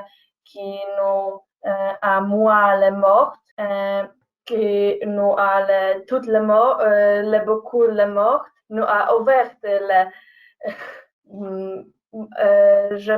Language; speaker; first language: French; non-native, learner; Polish